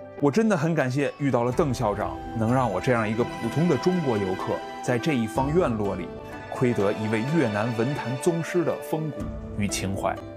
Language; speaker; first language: Chinese; native; Chinese